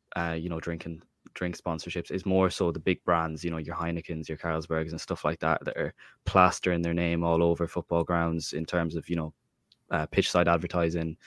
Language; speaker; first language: English; native; English